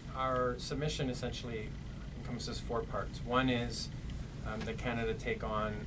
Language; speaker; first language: English; native; English